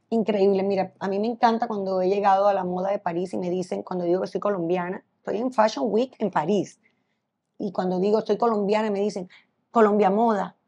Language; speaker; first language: Spanish; native; Spanish